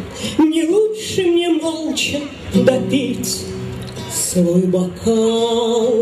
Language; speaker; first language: Russian; native; Russian